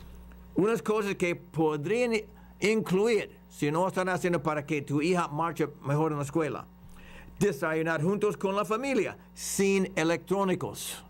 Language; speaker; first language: Spanish; non-native, fluent; English